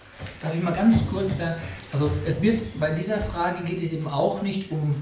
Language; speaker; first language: German; native; German